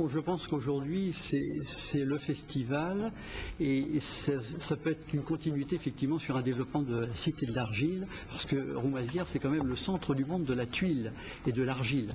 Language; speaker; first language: French; native; French